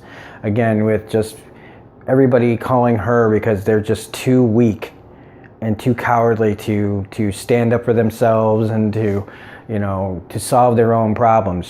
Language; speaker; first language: English; native; English